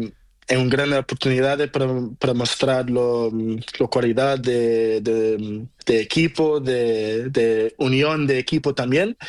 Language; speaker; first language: Spanish; non-native, learner; Portuguese